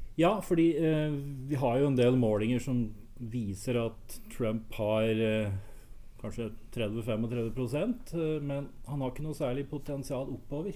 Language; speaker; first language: Norwegian; native; Norwegian